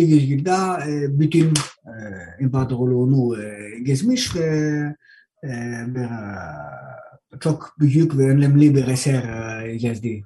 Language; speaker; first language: Turkish; non-native, fluent; Greek